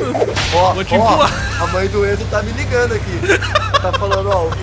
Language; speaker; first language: Portuguese; native; Portuguese